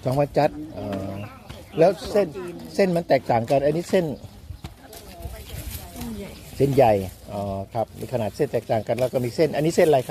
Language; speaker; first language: Thai; native; Thai